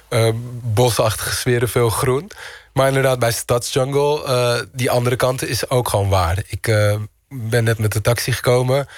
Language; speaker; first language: Dutch; early bilingual, other home language; Turkish